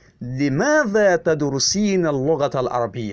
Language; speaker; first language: Arabic; non-native, fluent; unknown